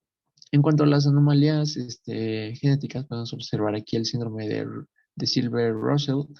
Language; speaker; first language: Spanish; native; Spanish